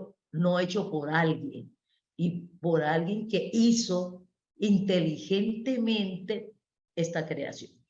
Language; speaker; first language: Spanish; native; Spanish